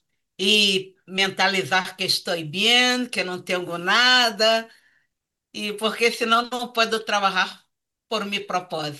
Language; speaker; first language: Portuguese; non-native, learner; Spanish